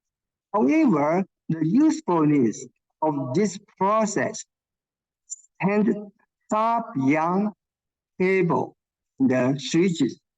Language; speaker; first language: English; non-native, fluent; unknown